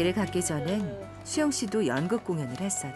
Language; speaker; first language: Korean; native; Korean